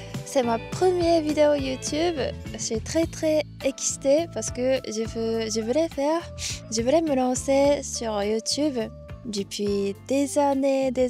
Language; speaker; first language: French; non-native, fluent; Japanese